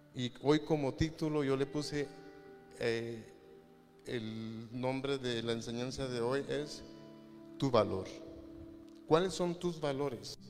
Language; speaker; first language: Spanish; native; Spanish